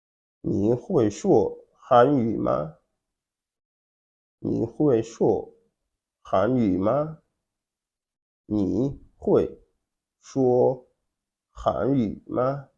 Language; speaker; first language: Chinese; non-native, fluent; Wolof